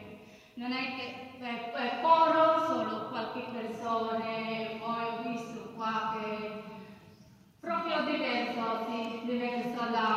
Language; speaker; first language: Italian; non-native, learner; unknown